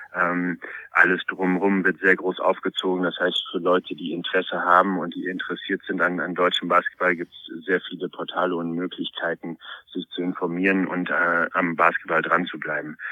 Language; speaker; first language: German; non-native, fluent; Polish